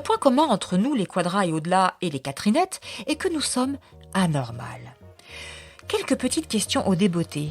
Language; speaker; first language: French; native; French